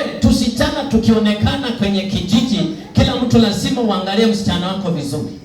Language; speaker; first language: Swahili; non-native, local second language; Luyia